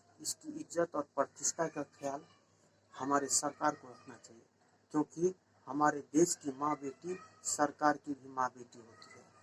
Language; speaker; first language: Hindi; native; Hindi